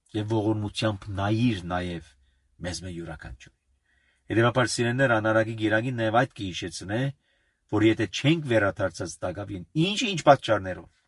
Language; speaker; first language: Armenian; early bilingual, heritage; Armenian